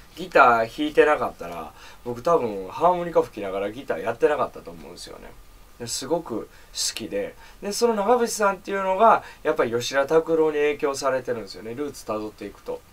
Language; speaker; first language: Japanese; native; Japanese